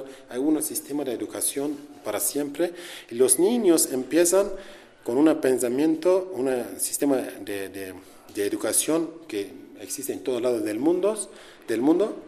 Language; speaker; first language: Spanish; non-native, learner; Kurdish